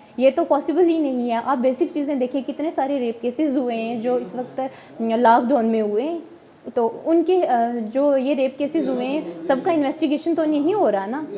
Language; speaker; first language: Hindi; non-native, local second language; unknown